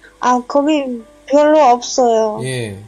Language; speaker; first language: Korean; non-native, learner; Chinese